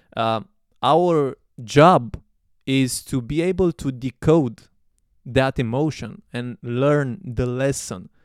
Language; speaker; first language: English; non-native, fluent; Romanian